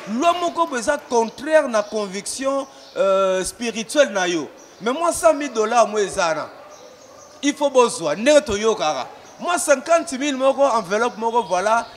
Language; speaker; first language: Lingala; native; Lingala